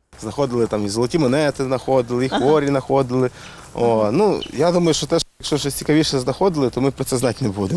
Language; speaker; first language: Ukrainian; native; Ukrainian